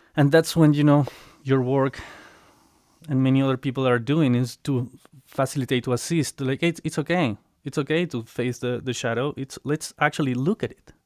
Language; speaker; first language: English; non-native, fluent; Spanish